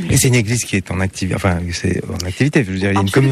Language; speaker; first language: French; native; French